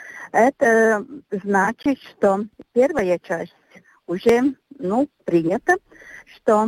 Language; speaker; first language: Russian; non-native, local second language; Latvian